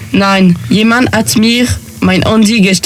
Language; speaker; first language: German; non-native, learner; French